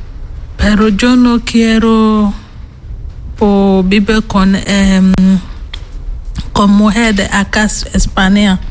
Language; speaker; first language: Spanish; non-native, learner; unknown